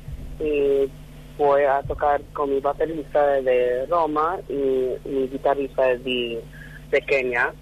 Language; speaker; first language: Spanish; non-native, fluent; English